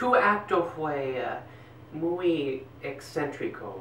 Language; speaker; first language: Spanish; non-native, learner; English